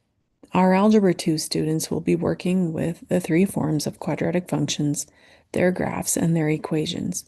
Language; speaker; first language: English; native; English